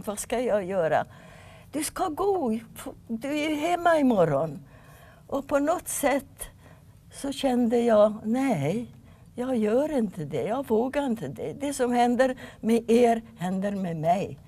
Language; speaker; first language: Swedish; non-native, fluent; Yiddish